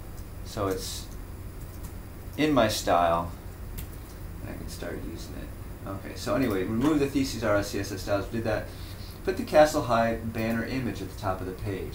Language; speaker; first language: English; native; English